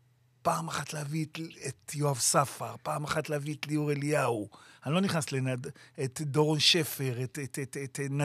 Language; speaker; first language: Hebrew; native; Hebrew